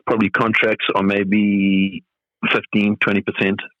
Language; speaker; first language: English; native; English